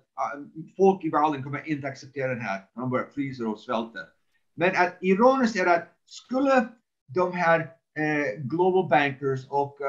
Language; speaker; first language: Swedish; non-native, fluent; English